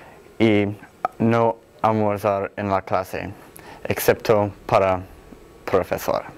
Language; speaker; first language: Spanish; non-native, learner; English